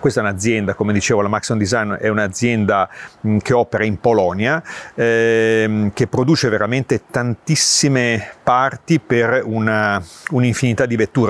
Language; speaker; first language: Italian; native; Italian